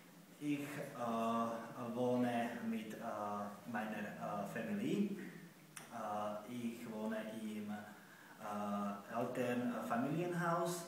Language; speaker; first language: German; non-native, learner; Slovak